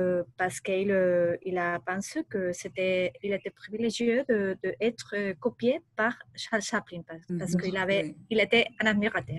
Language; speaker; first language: French; non-native, learner; Spanish